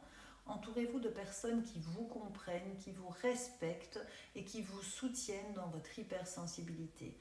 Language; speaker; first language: French; native; French